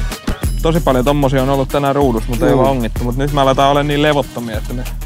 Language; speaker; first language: Finnish; native; Finnish